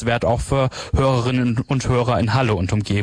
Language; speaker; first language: German; native; German